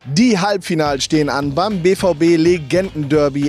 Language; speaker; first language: German; native; German